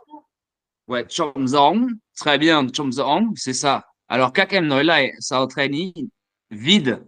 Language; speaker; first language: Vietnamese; non-native, learner; French